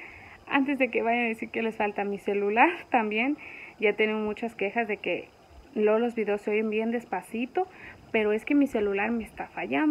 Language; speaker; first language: Spanish; native; Spanish